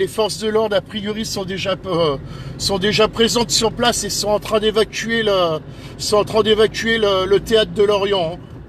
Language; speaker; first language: French; native; French